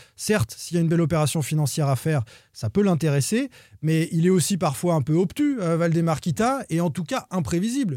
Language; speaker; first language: French; native; French